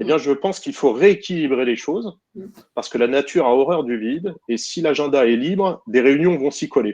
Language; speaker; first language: French; native; French